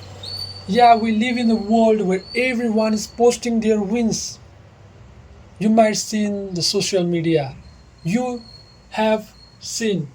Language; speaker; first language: English; non-native, local second language; Nepali